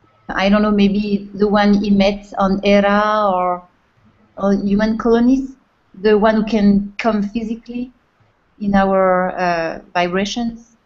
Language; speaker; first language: English; non-native, fluent; French